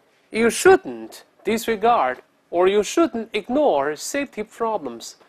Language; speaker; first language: English; non-native, fluent; Chinese